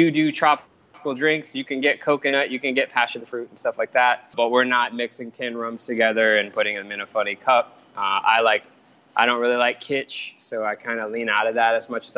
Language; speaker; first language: English; native; English